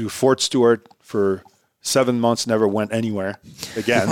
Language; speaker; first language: English; non-native, fluent; French